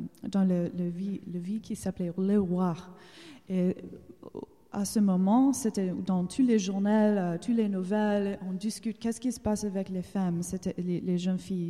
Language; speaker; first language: French; non-native, learner; English